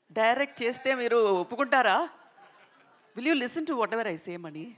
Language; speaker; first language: Telugu; non-native, local second language; Tamil